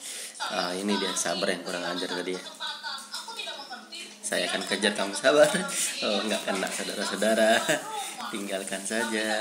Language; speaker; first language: Indonesian; native; Indonesian